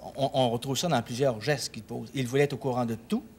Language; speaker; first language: French; native; French